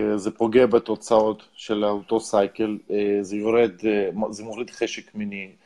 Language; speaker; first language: Hebrew; non-native, fluent; Russian